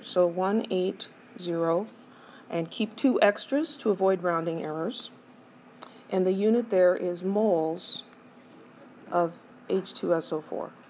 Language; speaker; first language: English; native; English